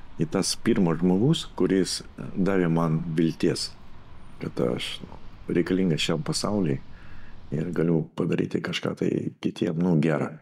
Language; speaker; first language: Lithuanian; non-native, local second language; Russian